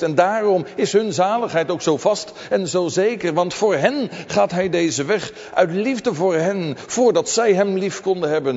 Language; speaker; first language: Dutch; native; Dutch